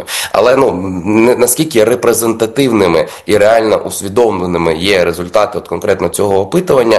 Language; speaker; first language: Ukrainian; native; Ukrainian